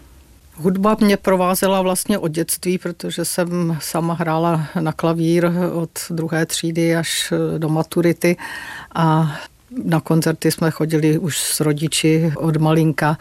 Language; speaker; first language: Czech; native; Czech